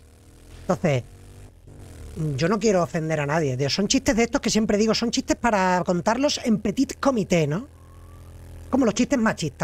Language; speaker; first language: Spanish; native; Spanish